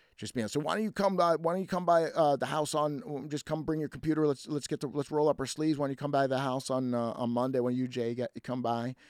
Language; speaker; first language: English; native; English